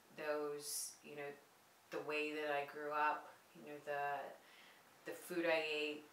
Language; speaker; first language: English; native; English